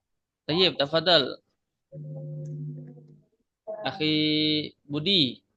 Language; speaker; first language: Arabic; non-native, fluent; Indonesian